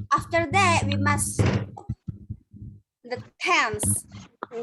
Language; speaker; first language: English; non-native, local second language; Indonesian